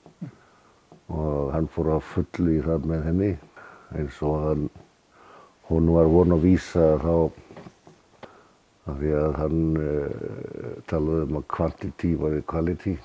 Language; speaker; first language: Icelandic; native; Icelandic